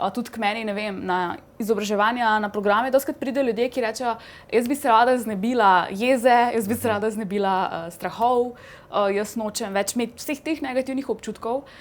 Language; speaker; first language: Slovenian; non-native, fluent; Hindi